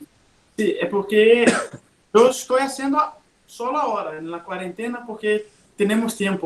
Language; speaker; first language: Spanish; non-native, learner; Portuguese